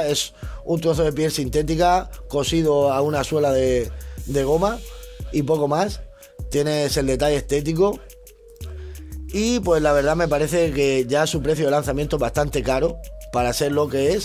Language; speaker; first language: Spanish; native; Spanish